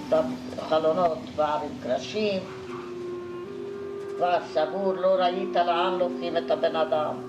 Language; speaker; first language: Hebrew; non-native, fluent; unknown